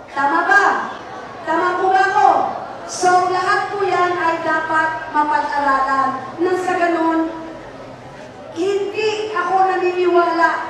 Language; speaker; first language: Filipino; native; Filipino